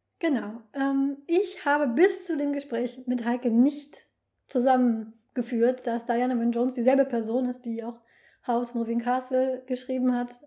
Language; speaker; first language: German; native; German